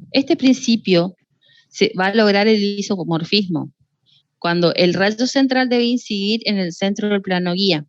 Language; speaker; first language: Spanish; native; Spanish